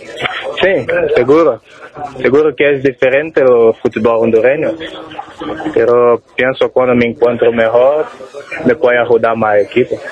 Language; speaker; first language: Spanish; non-native, learner; Portuguese